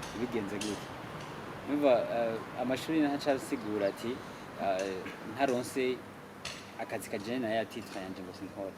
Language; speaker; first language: Rundi; early bilingual, heritage; Rundi